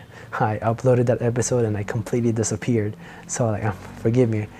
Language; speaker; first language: English; non-native, local second language; Filipino